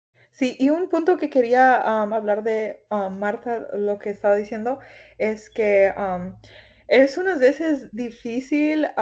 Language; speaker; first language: Spanish; early bilingual, heritage; Spanish